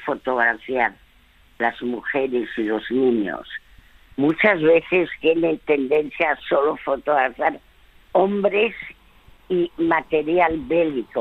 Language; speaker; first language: Spanish; early bilingual, other home language; French